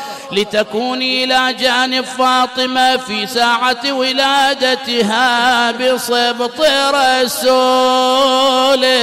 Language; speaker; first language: Arabic; native; Arabic